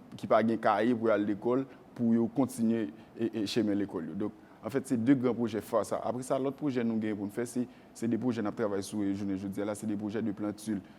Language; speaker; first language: Haitian Creole; native; Haitian Creole